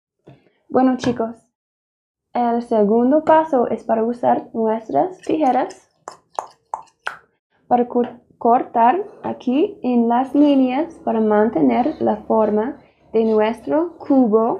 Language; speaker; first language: Spanish; non-native, fluent; English